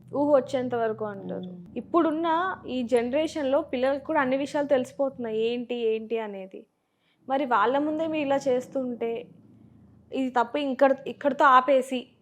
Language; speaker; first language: Telugu; native; Telugu